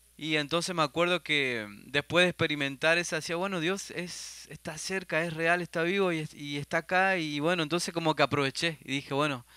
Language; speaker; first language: Spanish; native; Spanish